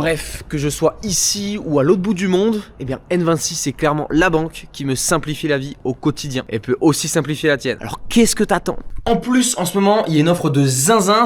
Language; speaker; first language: French; native; French